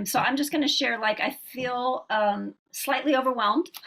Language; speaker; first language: English; native; English